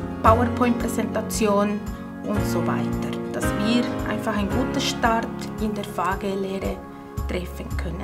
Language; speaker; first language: German; non-native, fluent; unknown